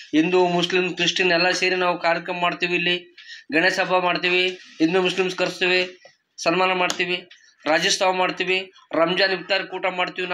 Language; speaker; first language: Kannada; non-native, local second language; Marathi